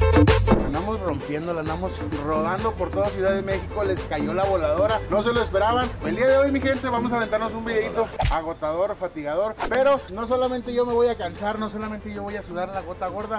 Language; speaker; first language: Spanish; native; Spanish